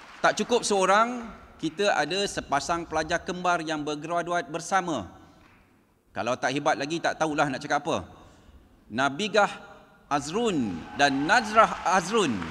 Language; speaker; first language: Malay; native; Malay